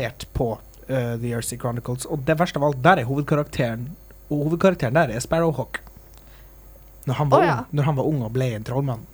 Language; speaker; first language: Norwegian; native; Norwegian